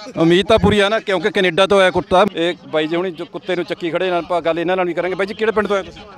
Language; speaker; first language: Punjabi; native; Punjabi